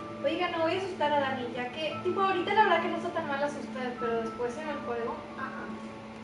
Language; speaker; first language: Spanish; native; Spanish